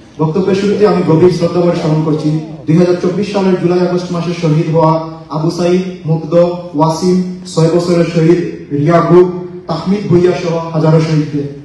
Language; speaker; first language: Bangla; native; Bangla